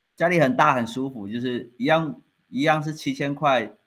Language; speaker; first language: Chinese; native; Chinese